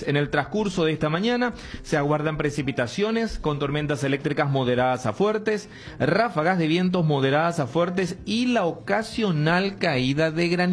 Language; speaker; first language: Spanish; native; Spanish